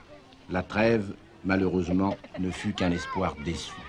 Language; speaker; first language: French; native; French